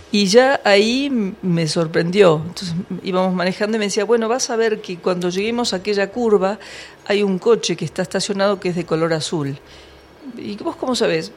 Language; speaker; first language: Spanish; early bilingual, other home language; English